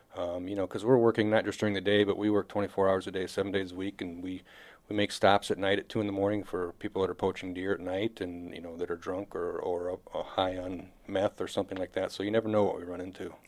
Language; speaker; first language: English; native; English